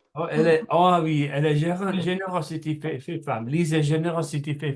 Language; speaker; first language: French; non-native, learner; English